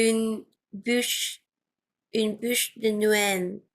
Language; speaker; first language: French; non-native, learner; Vietnamese